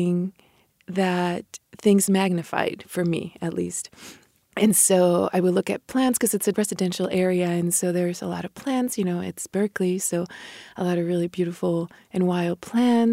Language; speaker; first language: English; non-native, fluent; Spanish